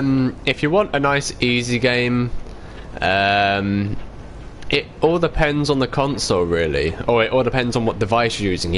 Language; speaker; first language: English; native; English